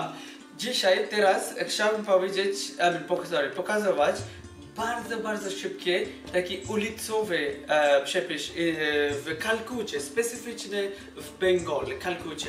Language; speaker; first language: Polish; non-native, learner; Bangla